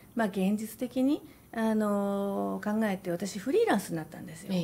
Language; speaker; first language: Japanese; native; Japanese